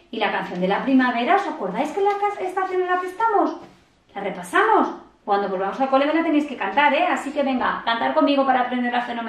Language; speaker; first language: Spanish; native; Spanish